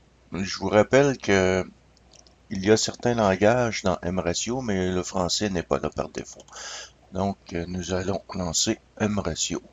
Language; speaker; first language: French; native; French